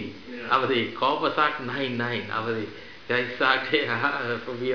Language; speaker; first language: German; non-native, fluent; Sinhala